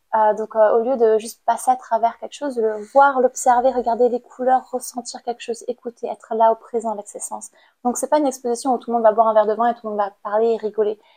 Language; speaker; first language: French; non-native, fluent; Khmer